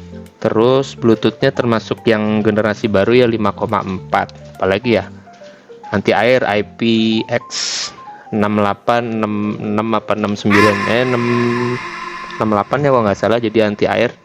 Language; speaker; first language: Indonesian; native; Indonesian